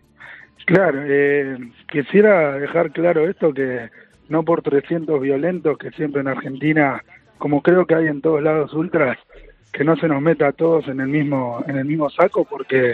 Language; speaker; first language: Spanish; native; Spanish